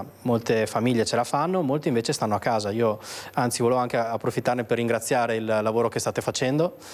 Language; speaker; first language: Italian; native; Italian